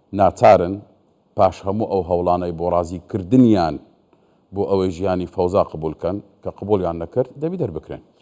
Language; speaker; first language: Central Kurdish; non-native, local second language; Assyrian Neo-Aramaic